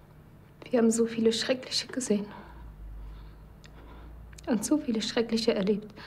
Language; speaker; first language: German; non-native, learner; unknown